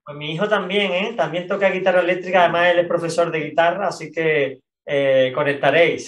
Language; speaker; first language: Spanish; native; Spanish